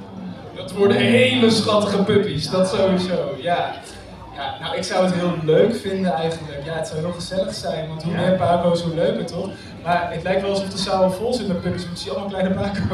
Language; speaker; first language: Dutch; native; Dutch